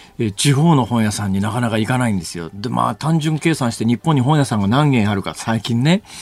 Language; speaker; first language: Japanese; native; Japanese